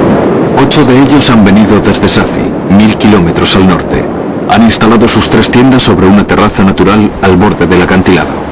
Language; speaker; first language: Spanish; native; Spanish